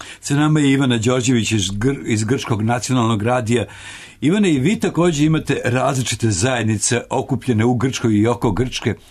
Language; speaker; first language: Serbian; native; Serbian